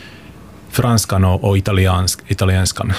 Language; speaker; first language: Swedish; non-native, local second language; Finnish